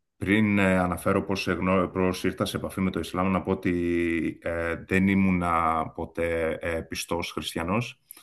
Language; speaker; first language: Greek; native; Greek